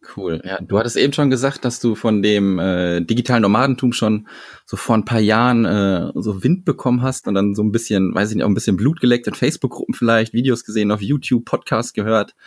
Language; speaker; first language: German; native; German